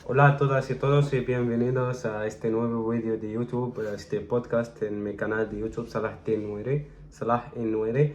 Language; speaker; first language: Spanish; non-native, fluent; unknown